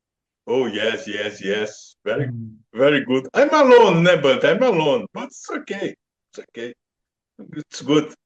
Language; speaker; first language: English; non-native, learner; Portuguese